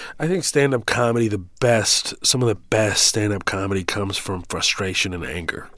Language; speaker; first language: English; early bilingual, other home language; Arabic